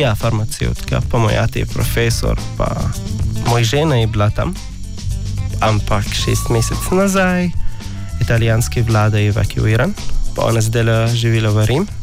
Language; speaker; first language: Slovenian; non-native, learner; Arabic